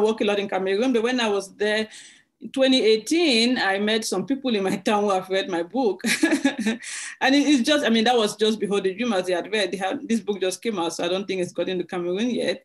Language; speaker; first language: English; native; English